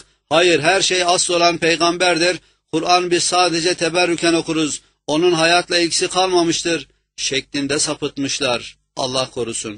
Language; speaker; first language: Turkish; native; Turkish